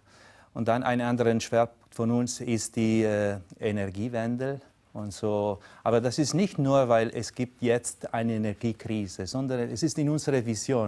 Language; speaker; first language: German; non-native, local second language; Italian